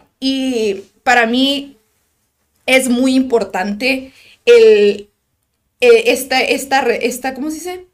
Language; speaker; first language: Spanish; native; Spanish